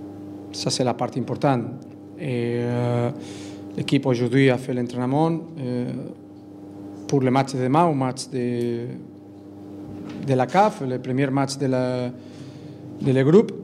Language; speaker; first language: French; non-native, learner; Spanish